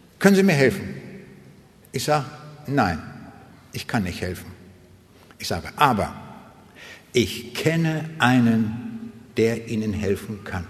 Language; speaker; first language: German; native; German